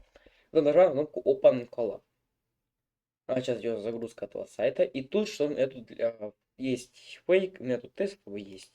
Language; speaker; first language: Russian; native; Russian